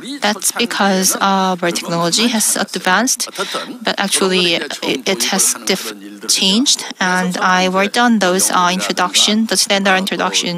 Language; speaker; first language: English; non-native, fluent; Korean